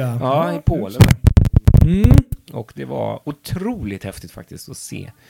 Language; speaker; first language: Swedish; native; Swedish